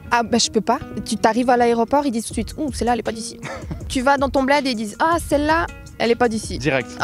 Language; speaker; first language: French; native; French